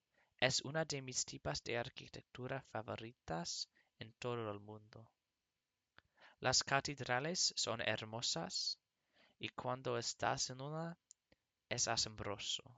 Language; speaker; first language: Spanish; non-native, learner; English